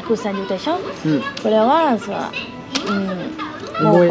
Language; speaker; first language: Japanese; non-native, learner; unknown